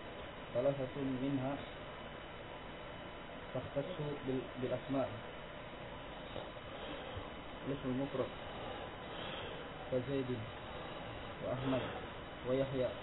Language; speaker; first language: Arabic; non-native, learner; Indonesian